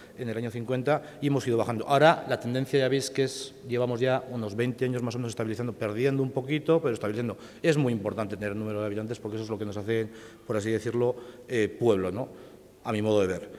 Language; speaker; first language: Spanish; native; Spanish